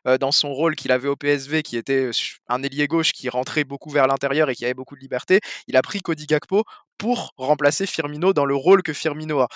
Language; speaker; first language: French; native; French